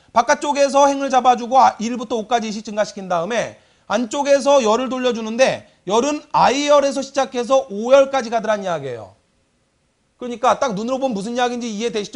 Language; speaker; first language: Korean; native; Korean